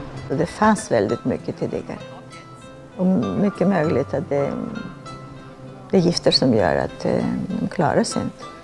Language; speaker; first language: Swedish; non-native, fluent; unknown